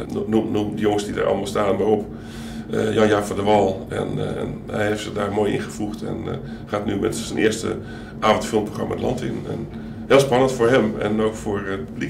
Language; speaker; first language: Dutch; native; Dutch